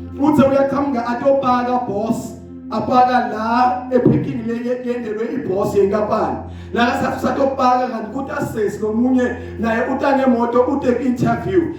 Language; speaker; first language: Zulu; non-native, local second language; Swati